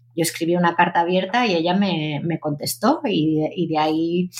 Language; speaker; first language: Spanish; native; Spanish